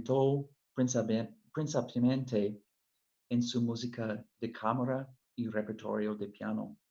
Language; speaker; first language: Spanish; non-native, fluent; English